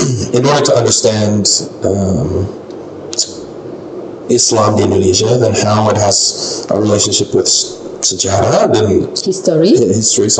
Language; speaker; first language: English; non-native, fluent; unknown